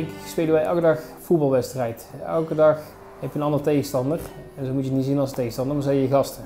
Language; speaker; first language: Dutch; native; Dutch